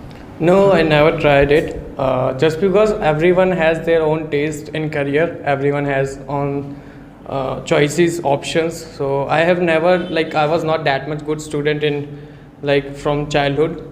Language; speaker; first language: English; non-native, local second language; Hindi